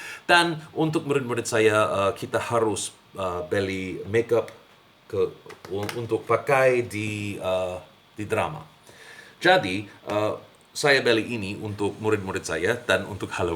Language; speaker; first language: Indonesian; non-native, learner; English